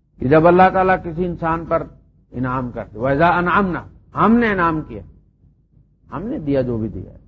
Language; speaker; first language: Urdu; non-native, local second language; Punjabi